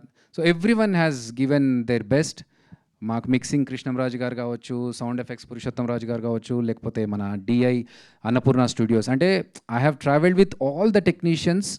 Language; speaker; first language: Telugu; native; Telugu